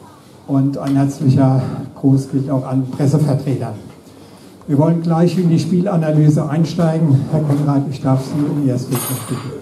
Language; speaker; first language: German; native; German